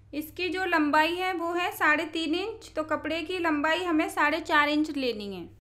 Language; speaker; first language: Hindi; native; Hindi